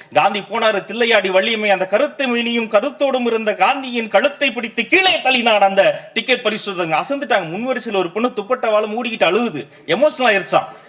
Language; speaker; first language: Tamil; native; Tamil